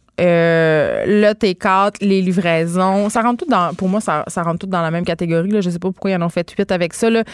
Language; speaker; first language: French; native; French